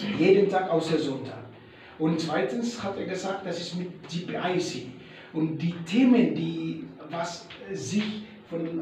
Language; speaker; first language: German; non-native, learner; Indonesian